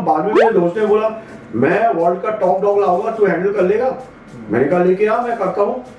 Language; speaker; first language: Hindi; non-native, local second language; Bangla